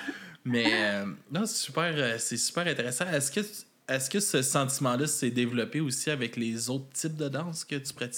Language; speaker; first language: French; native; French